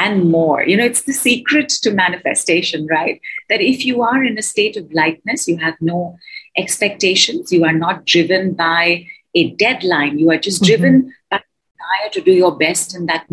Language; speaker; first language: English; non-native, local second language; Hindi